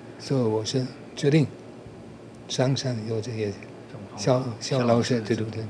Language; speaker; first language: Chinese; non-native, learner; German